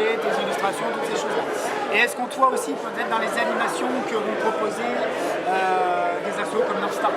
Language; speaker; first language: French; native; French